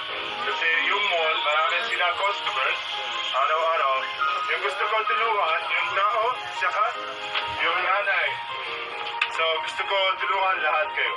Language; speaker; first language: Filipino; non-native, learner; Arabic